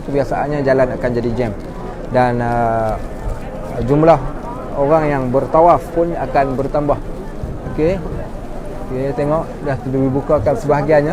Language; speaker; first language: Malay; native; Malay